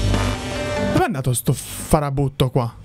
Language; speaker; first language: Italian; native; Italian